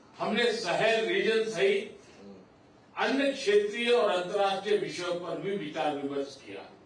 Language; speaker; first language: Hindi; non-native, local second language; Gujarati